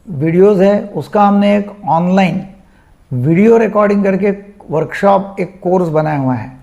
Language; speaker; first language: Hindi; non-native, local second language; Marathi